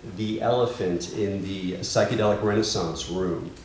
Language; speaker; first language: English; native; English